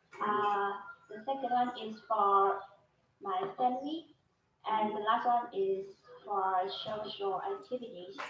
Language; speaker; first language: English; non-native, learner; Vietnamese